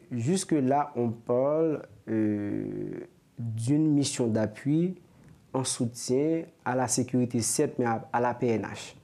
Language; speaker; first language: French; non-native, local second language; Haitian Creole